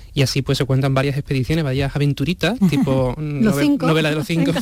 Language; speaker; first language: Spanish; native; Spanish